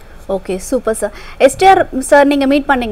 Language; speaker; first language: Tamil; native; Tamil